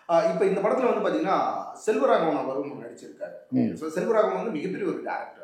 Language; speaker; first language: Tamil; native; Tamil